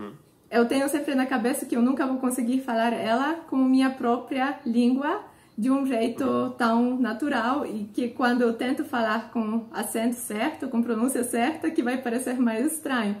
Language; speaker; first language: Portuguese; non-native, fluent; Polish